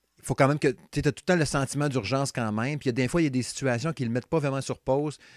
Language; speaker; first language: French; native; French